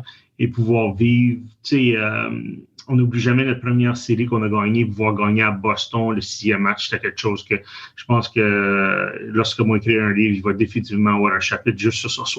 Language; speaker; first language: French; native; French